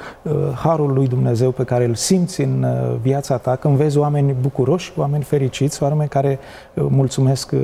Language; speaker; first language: Romanian; native; Romanian